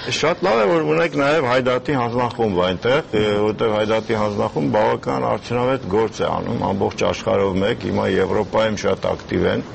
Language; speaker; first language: Armenian; native; Armenian